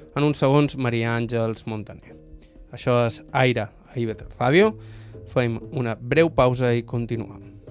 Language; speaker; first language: Catalan; native; Catalan